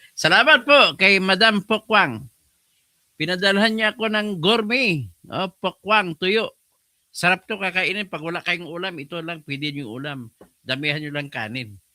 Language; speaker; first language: Filipino; non-native, local second language; Hiligaynon